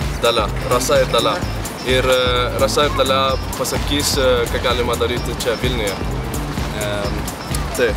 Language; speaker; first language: Lithuanian; non-native, learner; Swedish